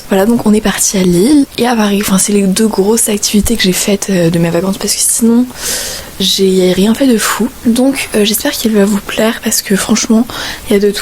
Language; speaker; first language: French; native; French